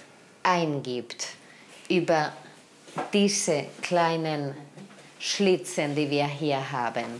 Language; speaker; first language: German; non-native, fluent; Spanish